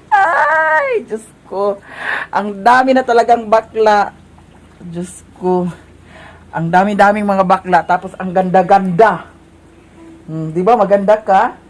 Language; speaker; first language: Filipino; non-native, local second language; Cebuano